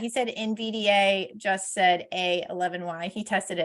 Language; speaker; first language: English; native; English